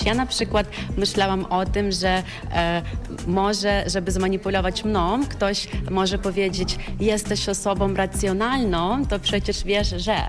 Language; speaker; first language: Polish; non-native, fluent; Ukrainian